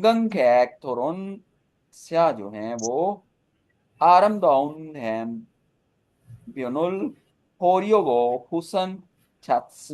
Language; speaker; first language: Korean; non-native, learner; Urdu